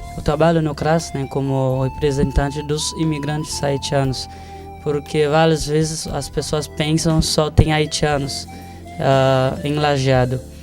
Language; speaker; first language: Portuguese; non-native, fluent; Haitian Creole